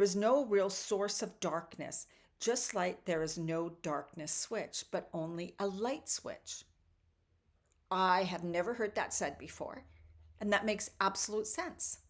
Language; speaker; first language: English; native; English